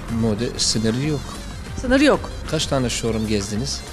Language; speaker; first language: Turkish; non-native, learner; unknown